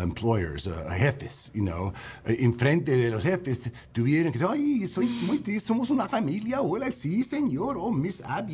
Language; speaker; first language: Spanish; non-native, learner; English